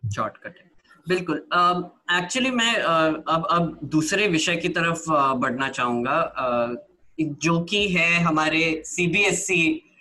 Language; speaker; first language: Hindi; native; Hindi